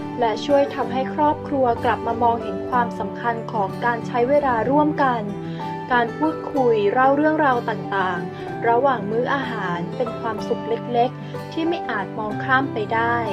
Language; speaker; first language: Thai; native; Thai